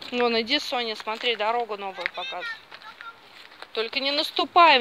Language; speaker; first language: Russian; native; Russian